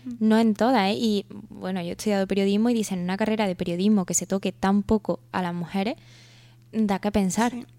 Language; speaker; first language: Spanish; native; Spanish